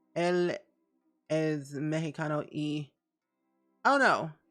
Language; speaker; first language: Spanish; non-native, learner; English